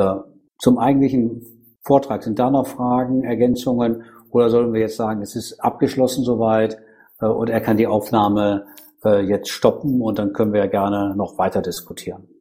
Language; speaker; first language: German; native; German